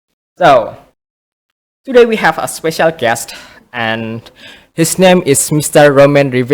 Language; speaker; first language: English; non-native, fluent; Indonesian